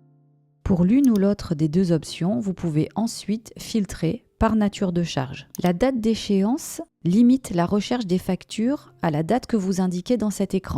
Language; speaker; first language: French; native; French